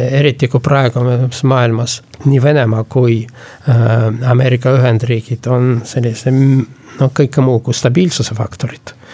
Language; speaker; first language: Estonian; non-native, local second language; Russian